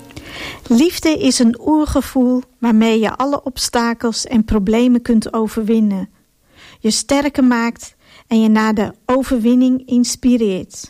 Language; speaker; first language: Dutch; non-native, fluent; Ukrainian